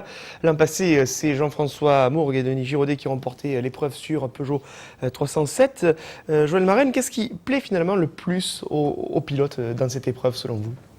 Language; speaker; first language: French; native; French